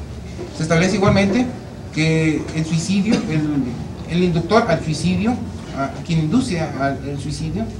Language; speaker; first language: Spanish; native; Spanish